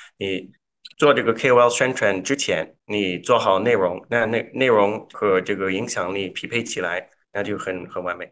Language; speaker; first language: Chinese; non-native, fluent; English